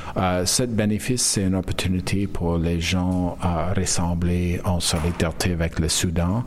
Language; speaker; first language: French; non-native, learner; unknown